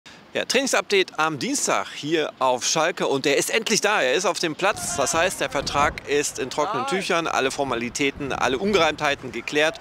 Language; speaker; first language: German; native; German